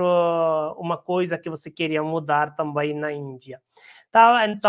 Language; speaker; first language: Portuguese; non-native, learner; Hindi